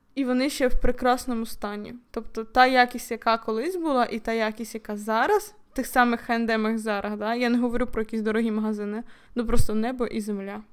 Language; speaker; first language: Ukrainian; native; Ukrainian